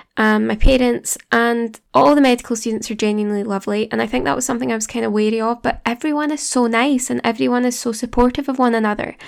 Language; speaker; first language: English; native; English